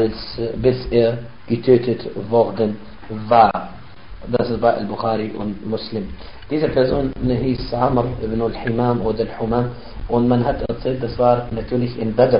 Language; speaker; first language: German; non-native, fluent; Arabic